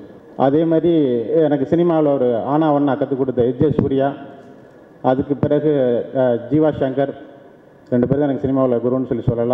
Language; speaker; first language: Tamil; native; Tamil